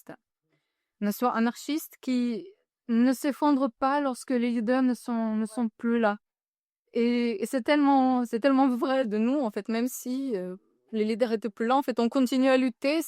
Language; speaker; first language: French; non-native, fluent; Ukrainian